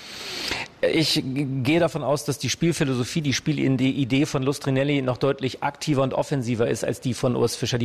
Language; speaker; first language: German; native; German